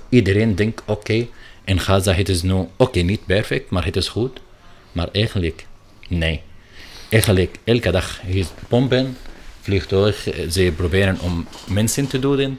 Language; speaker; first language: Dutch; non-native, learner; Arabic